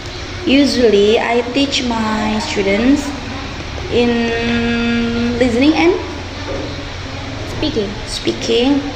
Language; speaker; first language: English; non-native, fluent; Indonesian